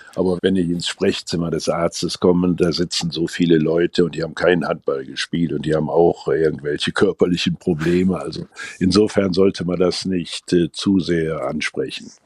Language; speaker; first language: German; native; German